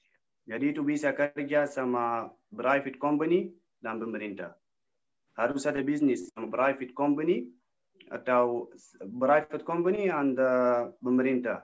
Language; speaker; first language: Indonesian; non-native, learner; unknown